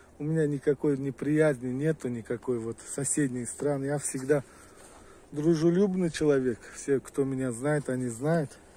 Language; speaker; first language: Russian; non-native, local second language; Uzbek